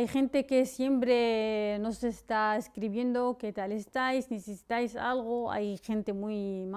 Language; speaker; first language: Spanish; non-native, fluent; Arabic